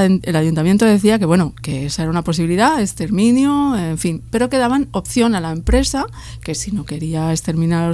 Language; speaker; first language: Spanish; native; Spanish